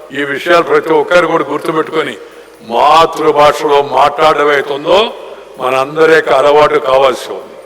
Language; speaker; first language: Telugu; native; Telugu